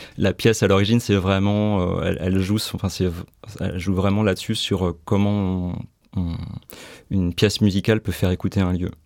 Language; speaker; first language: French; native; French